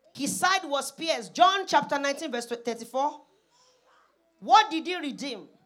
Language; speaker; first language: English; non-native, local second language; Yoruba